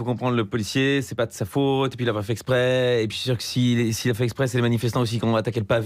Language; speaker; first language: French; native; French